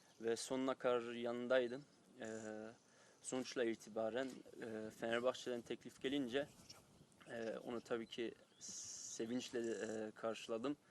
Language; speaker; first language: Turkish; early bilingual, heritage; Turkish